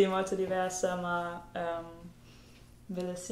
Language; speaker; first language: Italian; non-native, learner; German